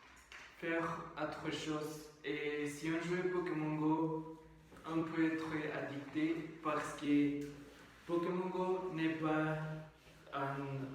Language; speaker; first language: French; non-native, learner; Spanish